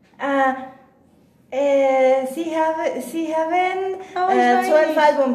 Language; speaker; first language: German; non-native, learner; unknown